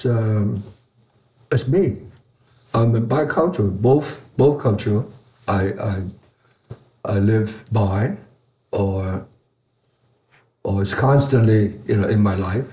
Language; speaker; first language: English; non-native, fluent; Chinese